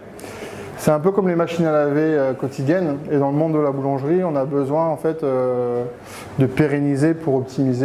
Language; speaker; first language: French; native; French